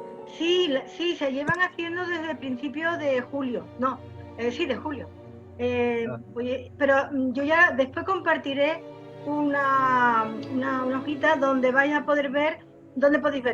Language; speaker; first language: Spanish; native; Spanish